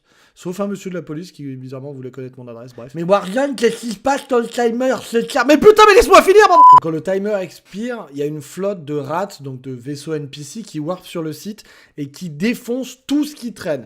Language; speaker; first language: French; native; French